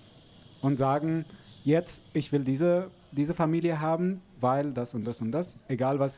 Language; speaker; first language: German; non-native, fluent; Arabic